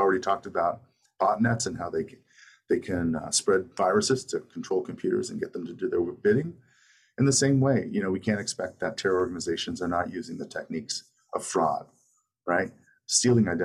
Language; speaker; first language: English; native; English